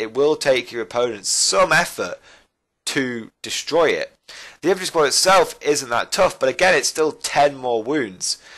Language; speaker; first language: English; native; English